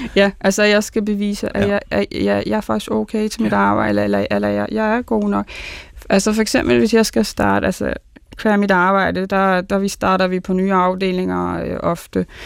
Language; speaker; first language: Danish; early bilingual, other home language; Arabic